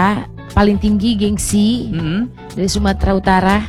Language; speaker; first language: Indonesian; native; Indonesian